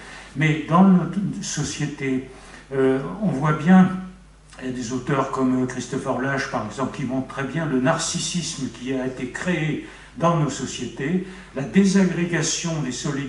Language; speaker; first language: French; native; French